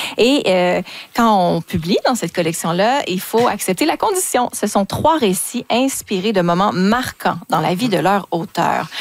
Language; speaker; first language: French; native; French